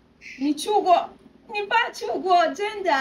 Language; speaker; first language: Chinese; non-native, fluent; Yoruba